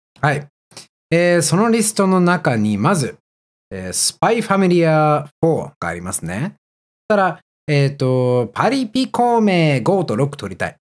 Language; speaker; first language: Japanese; non-native, fluent; Dutch